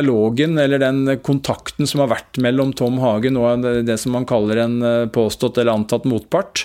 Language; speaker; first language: Norwegian; native; Norwegian